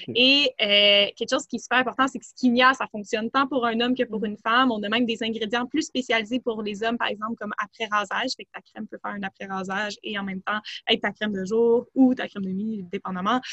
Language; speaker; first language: French; native; French